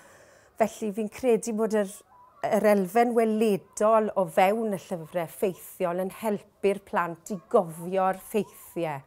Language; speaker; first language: Welsh; native; Welsh